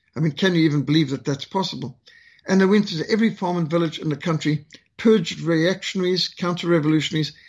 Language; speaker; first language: English; native; English